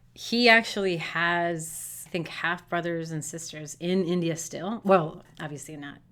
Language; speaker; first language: English; native; English